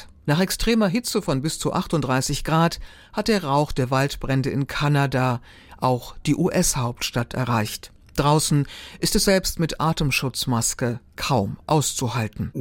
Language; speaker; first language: German; native; German